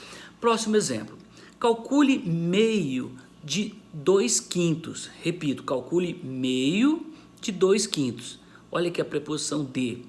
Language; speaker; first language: Portuguese; native; Portuguese